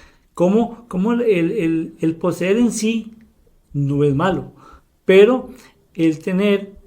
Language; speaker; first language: Spanish; native; Spanish